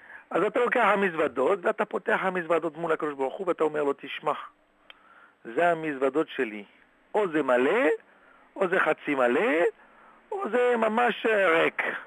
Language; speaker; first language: Hebrew; non-native, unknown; French